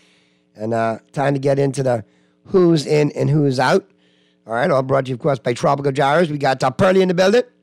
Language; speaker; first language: English; native; English